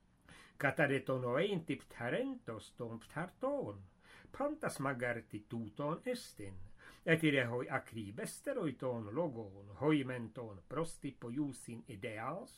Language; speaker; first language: Greek; non-native, fluent; English